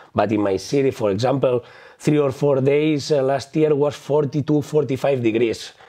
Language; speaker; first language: English; non-native, fluent; Spanish